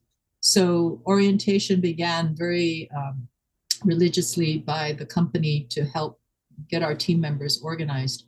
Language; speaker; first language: English; non-native, local second language; Wu Chinese